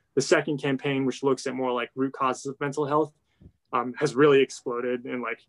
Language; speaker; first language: English; native; English